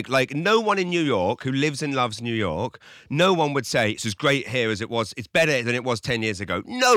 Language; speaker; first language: English; native; English